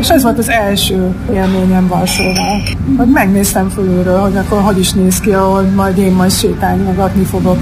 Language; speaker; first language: Hungarian; native; Hungarian